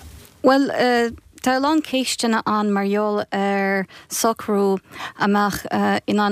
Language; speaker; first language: Irish; non-native, fluent; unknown